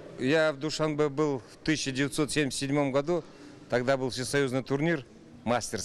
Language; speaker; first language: Russian; non-native, local second language; Kazakh